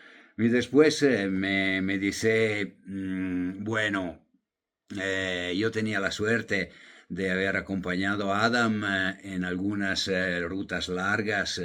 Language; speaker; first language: Spanish; non-native, fluent; Italian